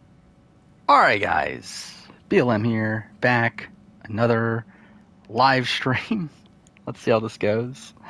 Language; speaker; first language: English; native; English